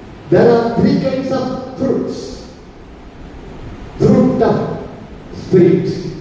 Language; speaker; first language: English; non-native, local second language; Tamil